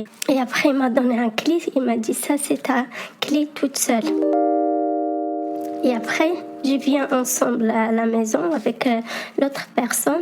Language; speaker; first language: French; non-native, learner; Arabic